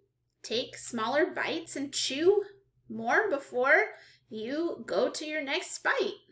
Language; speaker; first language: English; native; English